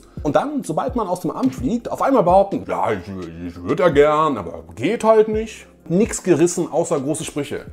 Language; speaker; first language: German; native; German